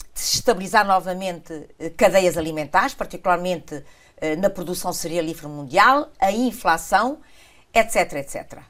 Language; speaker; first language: Portuguese; non-native, local second language; Kabuverdianu